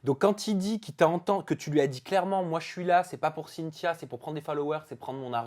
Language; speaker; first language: French; native; French